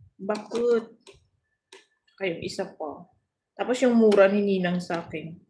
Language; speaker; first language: Filipino; non-native, local second language; Hiligaynon